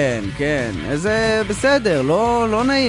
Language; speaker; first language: Hebrew; native; Hebrew